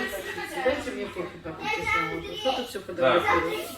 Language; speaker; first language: Russian; native; Russian